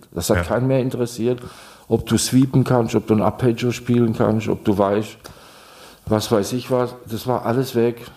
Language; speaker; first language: German; non-native, fluent; Czech